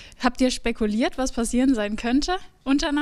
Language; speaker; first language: German; native; German